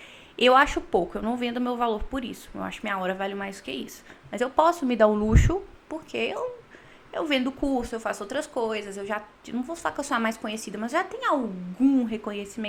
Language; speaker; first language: Portuguese; native; Portuguese